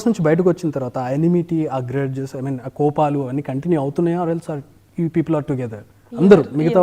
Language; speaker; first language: Telugu; native; Telugu